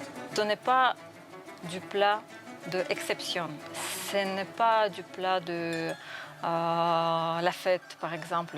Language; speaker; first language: French; non-native, fluent; Russian